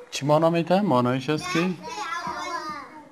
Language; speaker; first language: Persian; native; Persian